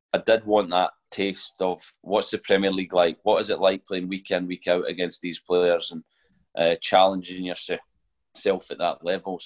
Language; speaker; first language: English; native; English